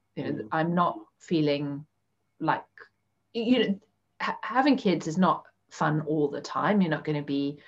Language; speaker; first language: English; native; English